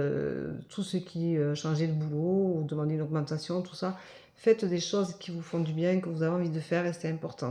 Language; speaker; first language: French; native; French